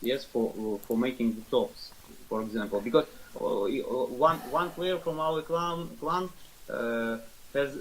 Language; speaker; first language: English; non-native, learner; Russian